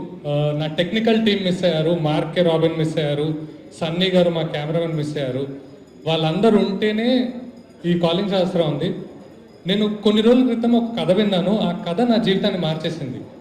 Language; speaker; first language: Telugu; native; Telugu